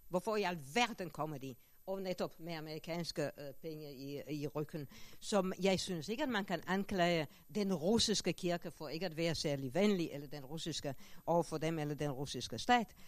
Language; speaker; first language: Danish; non-native, fluent; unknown